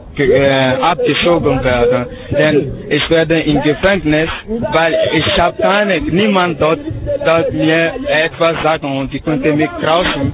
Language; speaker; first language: German; non-native, learner; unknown